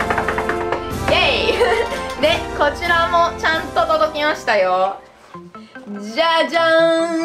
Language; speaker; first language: Japanese; non-native, fluent; Italian